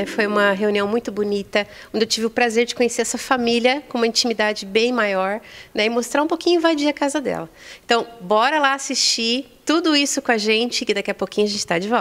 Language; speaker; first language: Portuguese; native; Portuguese